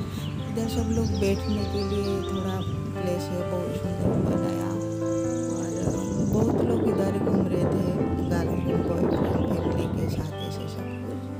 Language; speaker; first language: Hindi; non-native, local second language; Odia